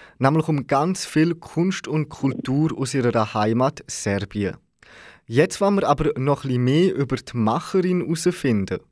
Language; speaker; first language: German; native; German